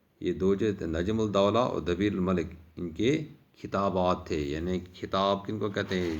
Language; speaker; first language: Urdu; non-native, local second language; Kashmiri